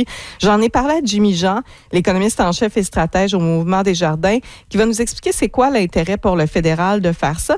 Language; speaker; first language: French; native; French